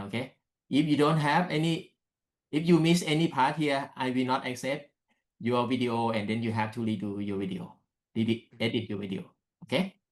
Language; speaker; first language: English; non-native, learner; Thai